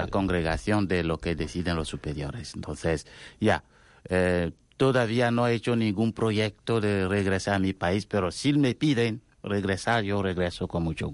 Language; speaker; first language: Spanish; non-native, fluent; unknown